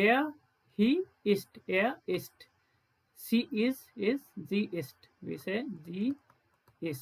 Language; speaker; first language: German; non-native, fluent; Hindi